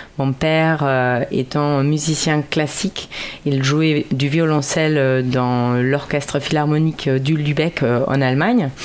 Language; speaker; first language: French; non-native, fluent; German